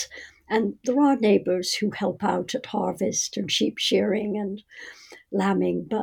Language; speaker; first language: English; native; English